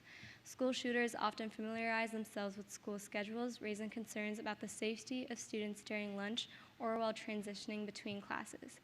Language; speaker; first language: English; native; English